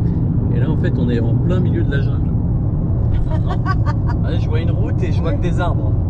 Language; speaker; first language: French; native; French